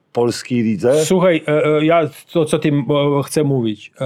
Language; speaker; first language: Polish; non-native, fluent; Serbian